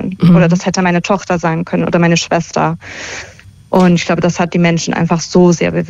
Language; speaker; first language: German; early bilingual, other home language; Persian